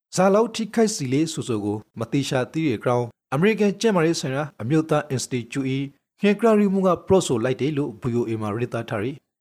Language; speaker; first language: Burmese; native; Burmese